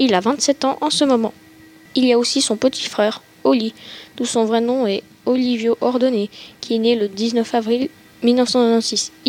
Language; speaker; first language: French; native; French